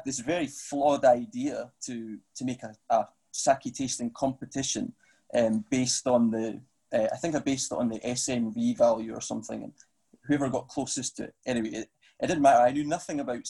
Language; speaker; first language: English; native; English